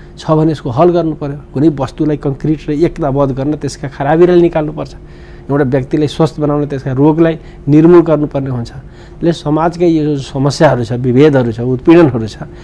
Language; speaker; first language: Nepali; non-native, local second language; Bhojpuri